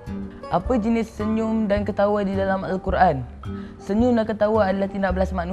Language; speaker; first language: Malay; native; Malay